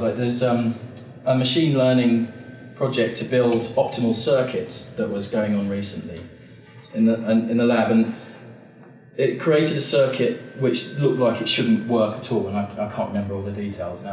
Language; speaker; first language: English; native; English